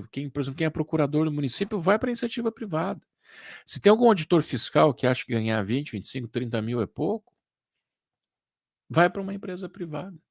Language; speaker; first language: Portuguese; native; Portuguese